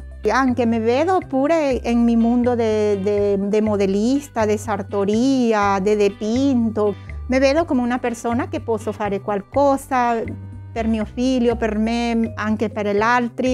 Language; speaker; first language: Italian; non-native, learner; Spanish